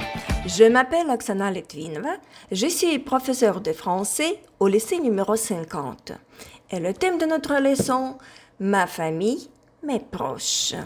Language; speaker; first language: French; non-native, fluent; Ukrainian